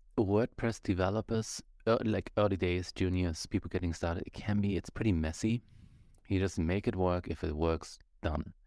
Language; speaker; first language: English; non-native, fluent; German